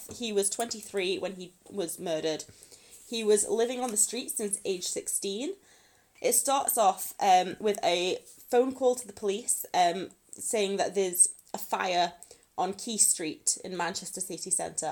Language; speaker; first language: English; native; English